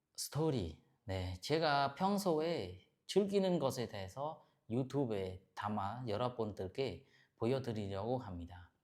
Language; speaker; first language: Korean; non-native, fluent; Khmer